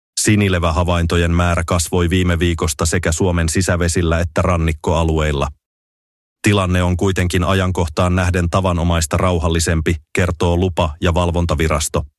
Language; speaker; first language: Finnish; native; Finnish